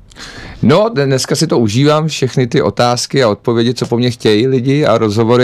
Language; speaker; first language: Czech; native; Czech